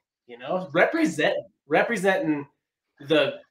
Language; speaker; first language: English; native; English